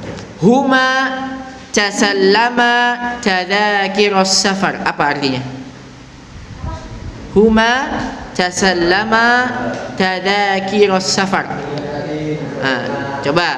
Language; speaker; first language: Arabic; non-native, fluent; Indonesian